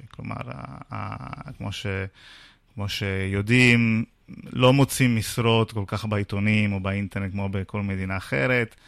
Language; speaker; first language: Hebrew; non-native, fluent; Italian